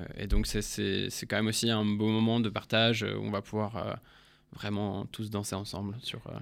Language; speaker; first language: French; early bilingual, heritage; English